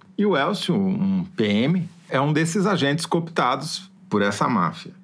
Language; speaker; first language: Portuguese; native; Portuguese